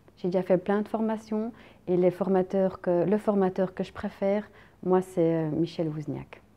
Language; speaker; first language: French; native; French